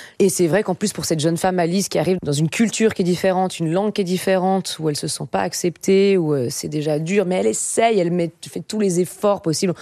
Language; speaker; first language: French; native; French